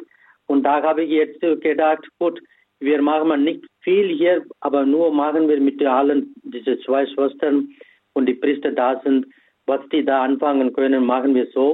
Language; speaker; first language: German; non-native, fluent; Tamil